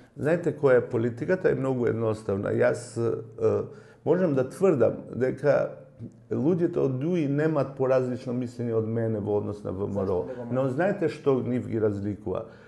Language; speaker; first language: Macedonian; non-native, local second language; Albanian